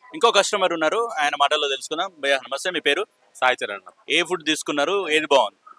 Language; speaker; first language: Telugu; native; Telugu